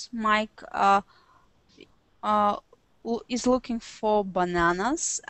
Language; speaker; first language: English; non-native, learner; Russian